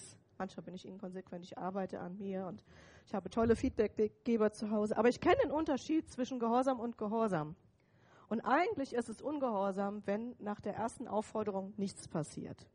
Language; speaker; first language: German; native; German